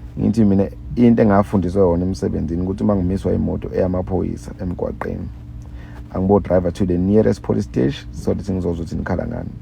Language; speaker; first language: Zulu; native; Zulu